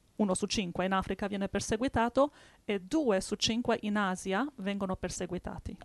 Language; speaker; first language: Italian; non-native, fluent; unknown